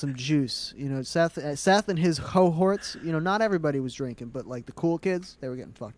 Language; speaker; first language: English; native; English